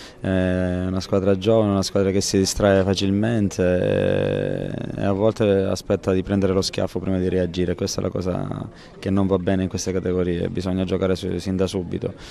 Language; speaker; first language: Italian; native; Italian